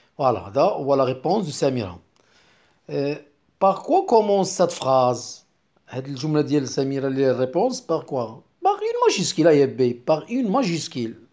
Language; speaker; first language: French; non-native, local second language; Arabic